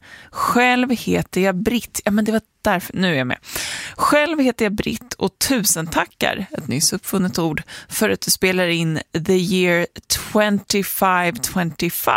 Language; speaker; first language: Swedish; native; Swedish